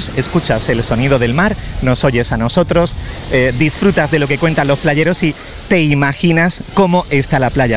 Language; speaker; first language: Spanish; native; Spanish